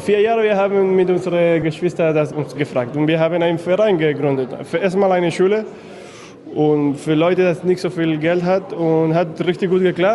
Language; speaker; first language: German; non-native, fluent; Spanish